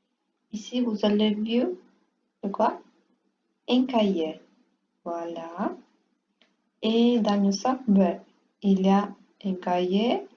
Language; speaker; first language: French; non-native, learner; Portuguese